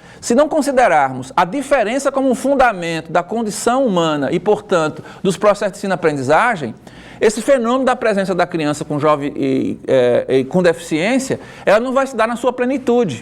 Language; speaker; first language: Portuguese; native; Portuguese